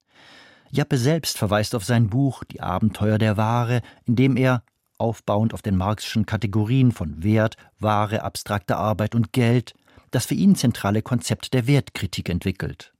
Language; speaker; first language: German; native; German